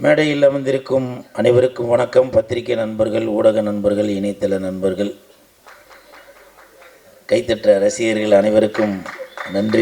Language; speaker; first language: Tamil; native; Tamil